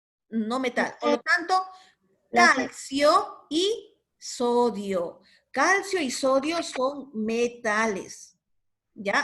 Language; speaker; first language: Spanish; native; Spanish